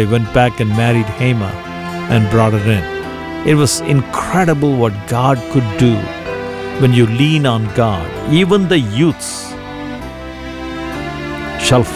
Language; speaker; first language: English; non-native, local second language; Tamil